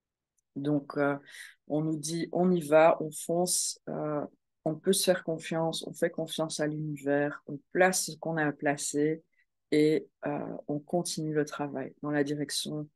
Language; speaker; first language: French; native; French